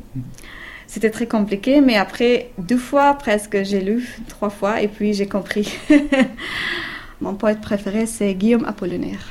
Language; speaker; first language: French; non-native, fluent; Persian